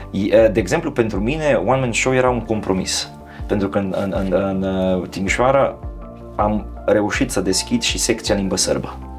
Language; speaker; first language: Romanian; non-native, fluent; Serbian